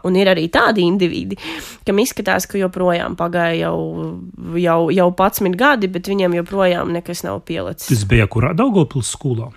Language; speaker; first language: Latvian; non-native, local second language; Russian